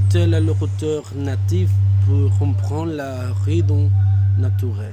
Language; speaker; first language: French; non-native, learner; Spanish